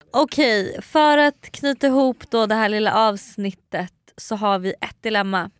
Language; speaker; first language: Swedish; native; Swedish